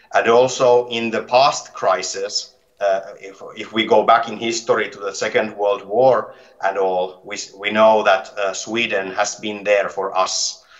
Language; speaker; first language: English; non-native, fluent; Finnish